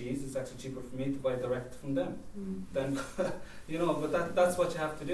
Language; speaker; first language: English; native; English